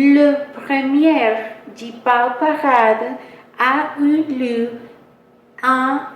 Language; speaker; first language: French; non-native, learner; Spanish